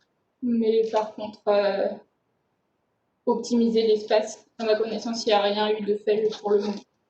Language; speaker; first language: French; native; French